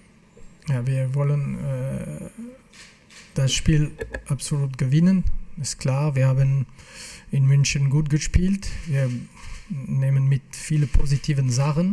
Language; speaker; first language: German; non-native, fluent; French